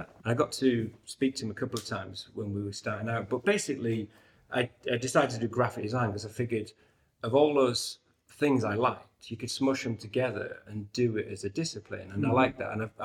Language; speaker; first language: English; native; English